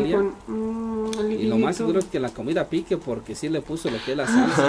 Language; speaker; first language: Spanish; native; Spanish